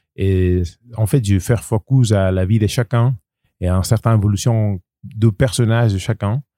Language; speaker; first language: French; non-native, learner; Spanish